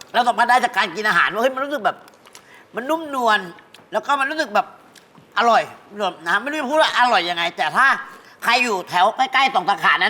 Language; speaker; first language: Thai; native; Thai